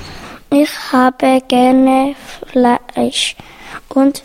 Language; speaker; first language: German; early bilingual, other home language; Turkish